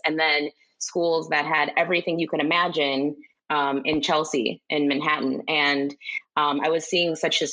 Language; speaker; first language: English; native; English